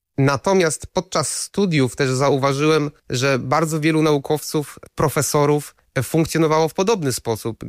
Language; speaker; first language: Polish; native; Polish